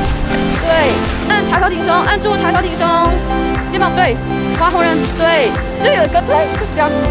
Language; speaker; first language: Chinese; native; Chinese